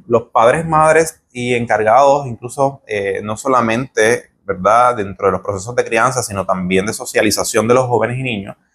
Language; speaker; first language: Spanish; native; Spanish